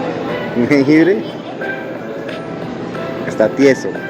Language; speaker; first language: Spanish; early bilingual, heritage; Spanish